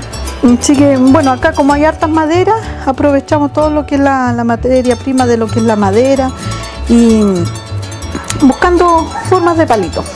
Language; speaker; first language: Spanish; native; Spanish